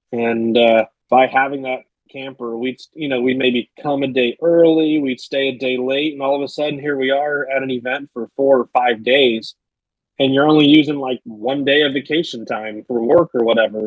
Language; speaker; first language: English; native; English